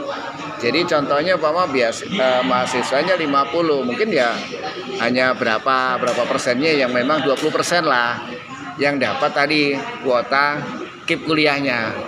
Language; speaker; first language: Indonesian; native; Indonesian